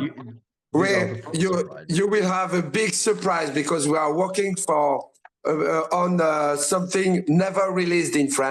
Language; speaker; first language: English; non-native, learner; French